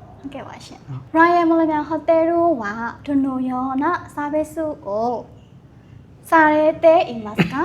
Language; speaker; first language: Japanese; non-native, learner; Burmese